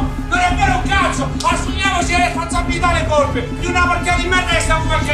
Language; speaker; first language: Italian; native; Italian